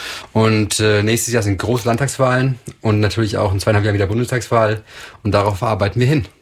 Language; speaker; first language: German; native; German